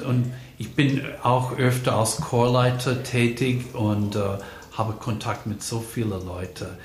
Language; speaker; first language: German; non-native, fluent; English